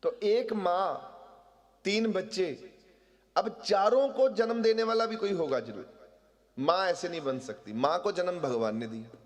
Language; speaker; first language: Hindi; non-native, local second language; Punjabi